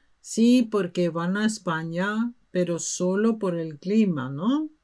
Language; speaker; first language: Spanish; non-native, fluent; Norwegian